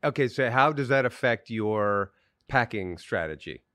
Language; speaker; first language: English; native; English